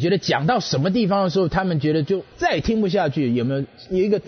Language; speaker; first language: Chinese; native; Chinese